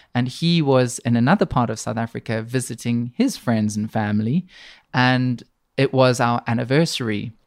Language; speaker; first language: English; native; English